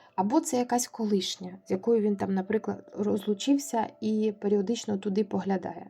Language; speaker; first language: Ukrainian; non-native, local second language; Russian